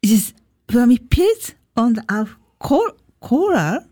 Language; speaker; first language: German; non-native, learner; Japanese